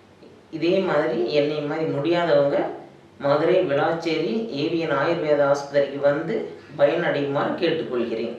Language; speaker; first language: Tamil; native; Tamil